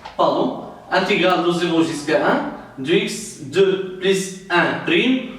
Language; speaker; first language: French; non-native, local second language; Arabic